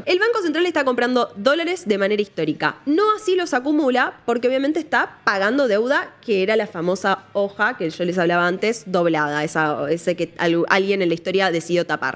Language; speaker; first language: Spanish; native; Spanish